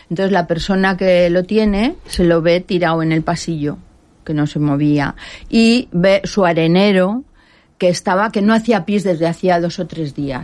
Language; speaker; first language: Spanish; native; Spanish